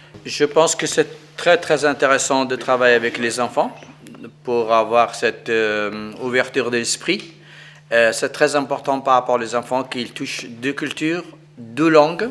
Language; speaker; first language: French; non-native, fluent; Arabic